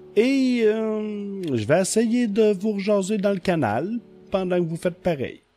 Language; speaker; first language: French; native; French